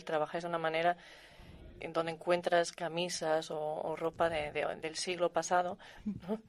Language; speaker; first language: Spanish; native; Spanish